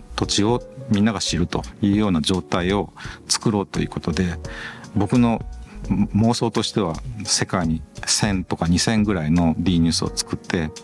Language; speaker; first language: Japanese; native; Japanese